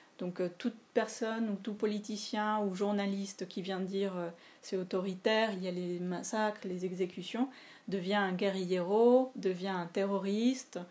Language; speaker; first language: French; non-native, fluent; Spanish